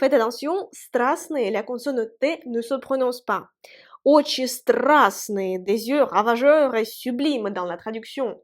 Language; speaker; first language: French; non-native, fluent; Russian